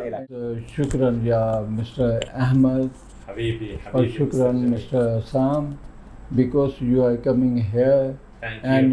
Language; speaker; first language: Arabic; non-native, learner; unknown